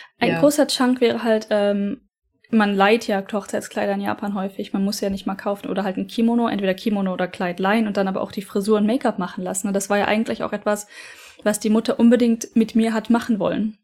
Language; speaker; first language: German; native; German